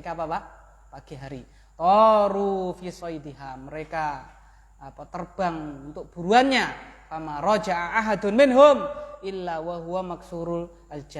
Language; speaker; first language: Indonesian; native; Indonesian